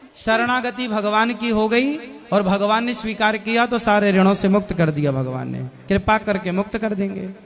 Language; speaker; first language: Hindi; native; Hindi